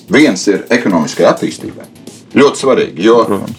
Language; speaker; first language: Latvian; native; Latvian